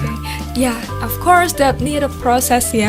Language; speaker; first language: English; non-native, learner; Indonesian